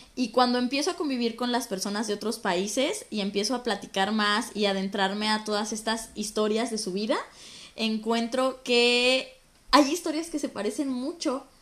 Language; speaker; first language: Spanish; native; Spanish